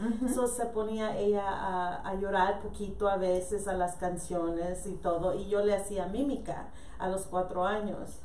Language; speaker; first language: Spanish; early bilingual, heritage; Spanish